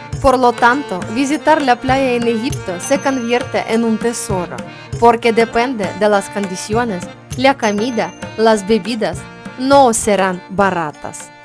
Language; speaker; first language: Spanish; non-native, learner; Ukrainian